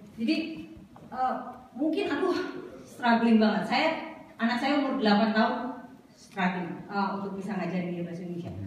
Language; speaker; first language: Indonesian; native; Indonesian